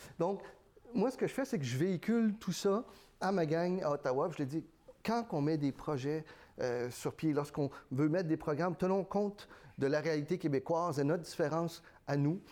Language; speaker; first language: French; early bilingual, other home language; Spanish